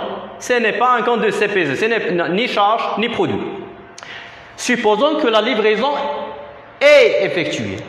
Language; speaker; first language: French; non-native, local second language; Arabic